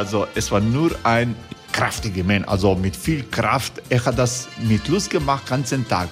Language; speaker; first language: German; non-native, learner; Croatian